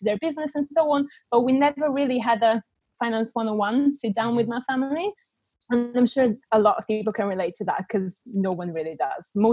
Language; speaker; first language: English; non-native, fluent; Bulgarian